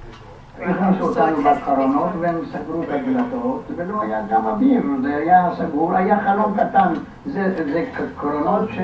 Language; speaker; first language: Hebrew; non-native, fluent; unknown